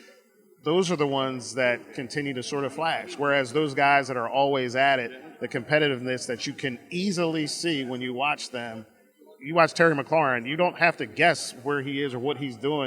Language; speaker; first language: English; native; English